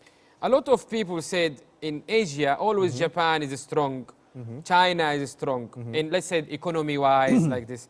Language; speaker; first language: English; non-native, learner; Arabic